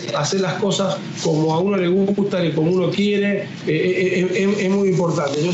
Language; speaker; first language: Spanish; native; Spanish